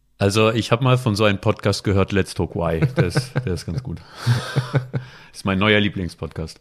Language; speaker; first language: German; non-native, fluent; Italian